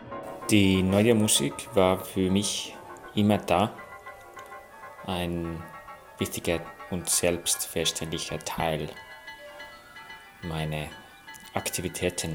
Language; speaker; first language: German; non-native, fluent; Finnish